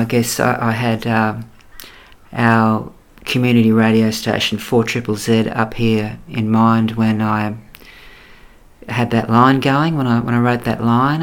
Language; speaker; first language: English; native; English